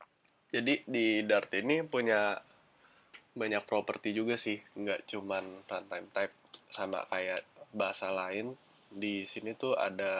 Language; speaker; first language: Indonesian; native; Indonesian